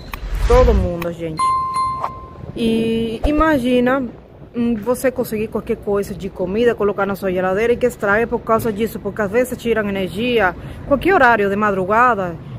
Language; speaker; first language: Portuguese; non-native, fluent; Spanish